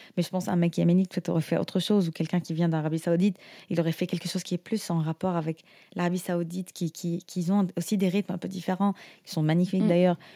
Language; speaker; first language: French; non-native, fluent; Arabic